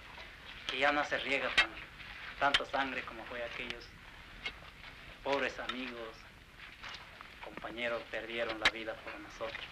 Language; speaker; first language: Spanish; non-native, local second language; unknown